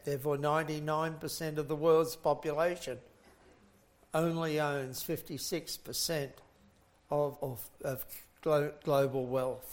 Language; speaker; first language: English; native; English